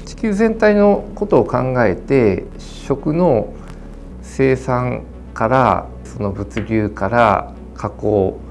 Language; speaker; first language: Japanese; native; Japanese